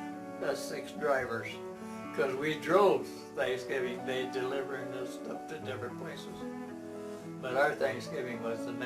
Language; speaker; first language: English; native; English